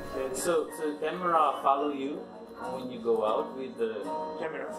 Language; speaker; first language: English; non-native, local second language; Filipino